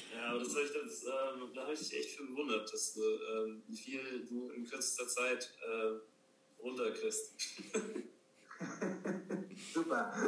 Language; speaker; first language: German; native; German